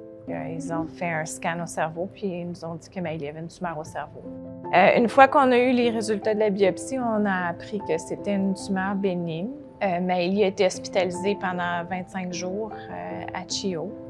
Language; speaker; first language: French; native; French